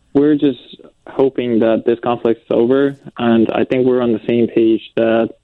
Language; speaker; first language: English; non-native, fluent; Ukrainian